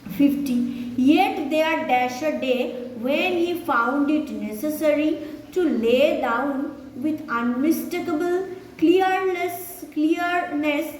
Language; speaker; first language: English; non-native, local second language; Bangla